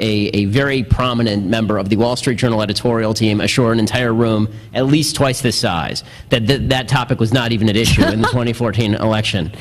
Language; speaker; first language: English; native; English